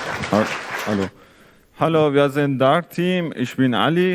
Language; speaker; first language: German; non-native, learner; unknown